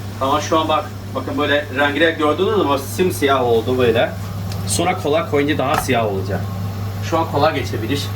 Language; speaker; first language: Turkish; non-native, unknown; Chinese